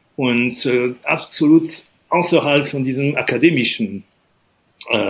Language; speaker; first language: German; non-native, fluent; French